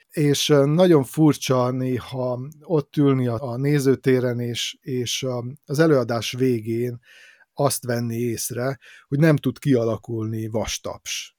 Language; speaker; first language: Hungarian; native; Hungarian